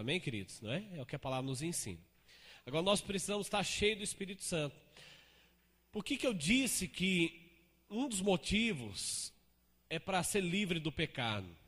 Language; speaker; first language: Portuguese; native; Portuguese